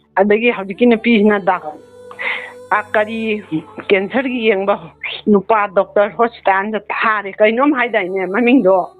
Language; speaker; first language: Manipuri; native; Manipuri